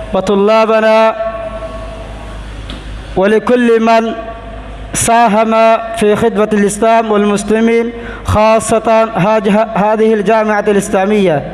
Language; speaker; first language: Arabic; non-native, learner; Rohingya